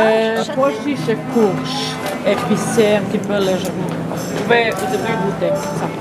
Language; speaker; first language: French; non-native, fluent; Serbian